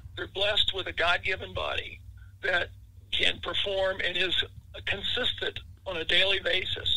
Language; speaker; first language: English; native; English